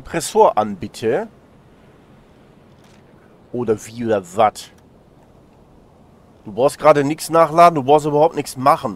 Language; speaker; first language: German; native; German